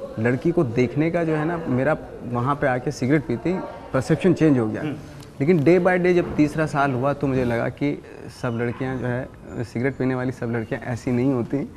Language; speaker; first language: Hindi; native; Hindi